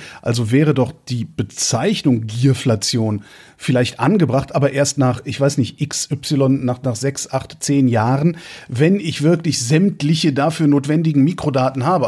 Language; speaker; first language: German; native; German